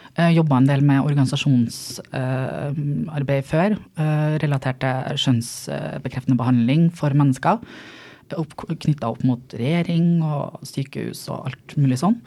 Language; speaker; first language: Norwegian; native; Norwegian